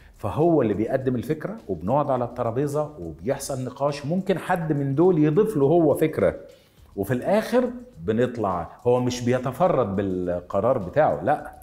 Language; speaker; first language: Arabic; native; Arabic